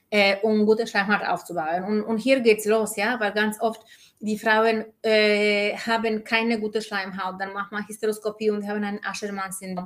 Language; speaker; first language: German; non-native, fluent; Polish